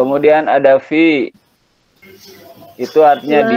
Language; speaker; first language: Indonesian; native; Indonesian